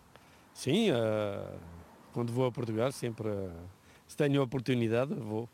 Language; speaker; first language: Portuguese; early bilingual, heritage; Portuguese